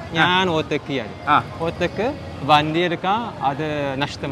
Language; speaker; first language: Malayalam; non-native, learner; Chinese